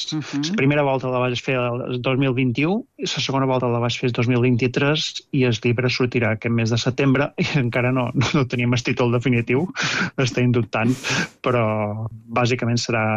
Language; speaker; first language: Catalan; native; Catalan